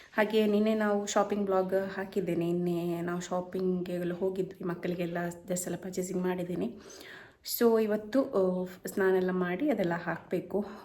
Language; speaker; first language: Kannada; non-native, local second language; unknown